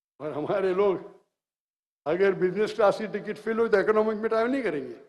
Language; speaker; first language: Hindi; native; Hindi